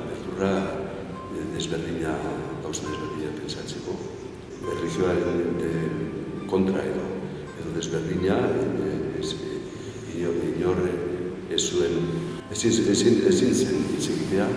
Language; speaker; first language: Basque; non-native, local second language; Spanish